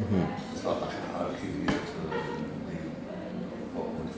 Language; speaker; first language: German; non-native, learner; Czech